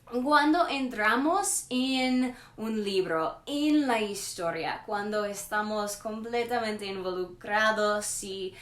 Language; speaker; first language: Spanish; non-native, learner; English